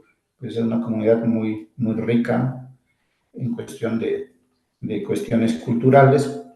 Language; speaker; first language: Spanish; non-native, local second language; Zapotec